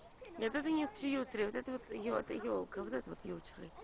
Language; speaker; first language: Russian; native; Russian